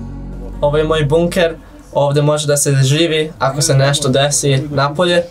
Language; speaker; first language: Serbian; early bilingual, heritage; English